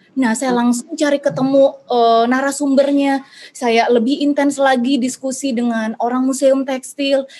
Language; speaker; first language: Indonesian; native; Indonesian